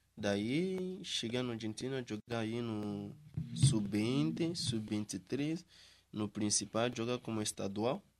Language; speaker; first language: Portuguese; non-native, learner; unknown